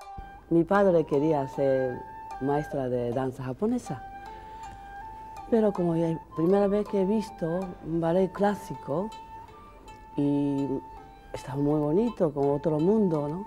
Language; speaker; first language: Spanish; non-native, learner; Japanese